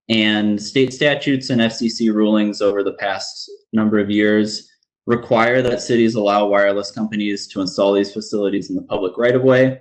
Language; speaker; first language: English; native; English